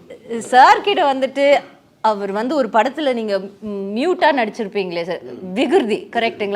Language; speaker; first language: Tamil; native; Tamil